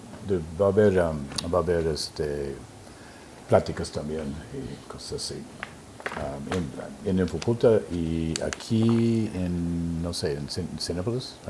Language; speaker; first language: Spanish; non-native, fluent; English